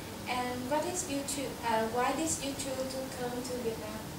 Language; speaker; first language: English; non-native, learner; Vietnamese